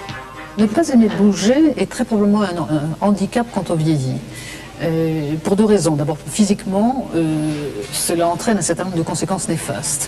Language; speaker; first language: French; native; French